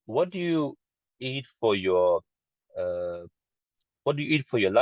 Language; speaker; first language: English; non-native, learner; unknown